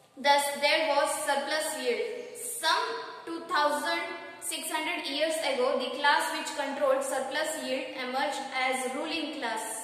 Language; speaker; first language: English; non-native, local second language; Kannada